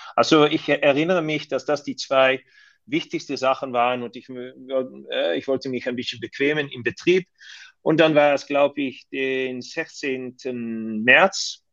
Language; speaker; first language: German; non-native, learner; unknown